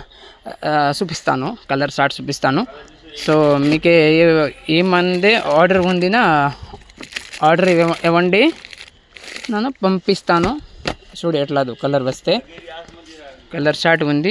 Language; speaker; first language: Telugu; non-native, local second language; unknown